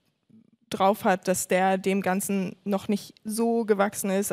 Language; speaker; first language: German; native; German